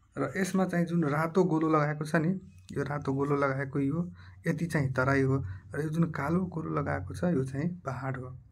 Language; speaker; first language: Nepali; non-native, local second language; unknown